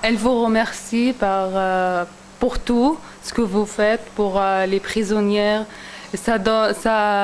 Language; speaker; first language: French; non-native, learner; Arabic